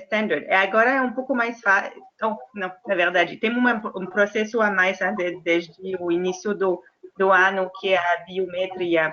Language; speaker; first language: Portuguese; non-native, fluent; French